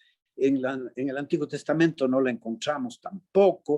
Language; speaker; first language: Spanish; native; Spanish